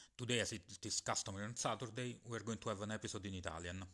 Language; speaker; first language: English; non-native, fluent; Italian